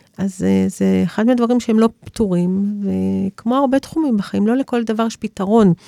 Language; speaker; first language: Hebrew; early bilingual, other home language; English